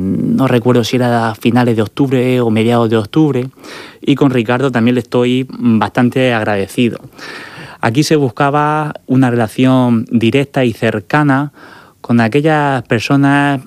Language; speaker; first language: Spanish; native; Spanish